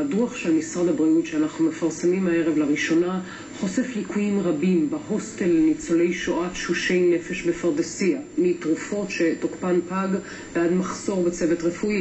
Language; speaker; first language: Hebrew; native; Hebrew